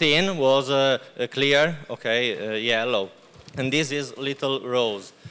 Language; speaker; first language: English; non-native, learner; Italian